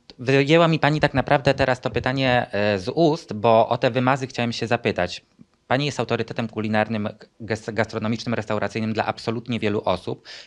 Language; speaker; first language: Polish; native; Polish